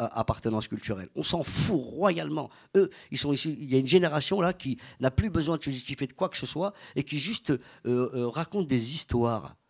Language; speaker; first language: French; native; French